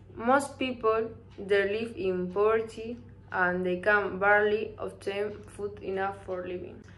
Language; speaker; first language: English; non-native, learner; Spanish